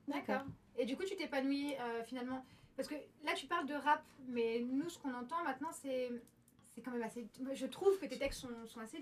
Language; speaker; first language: French; native; French